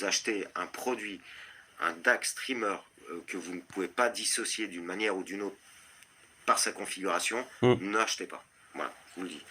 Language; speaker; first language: French; native; French